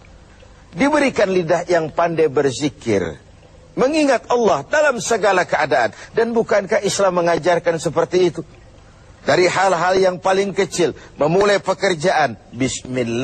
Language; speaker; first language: Malay; native; Malay